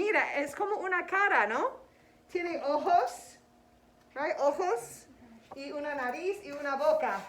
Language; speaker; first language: Spanish; non-native, fluent; English